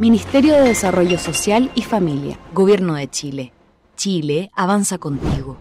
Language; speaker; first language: Spanish; native; Spanish